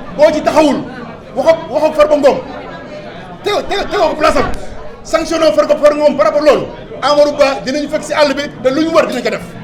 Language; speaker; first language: Wolof; non-native, local second language; Soninke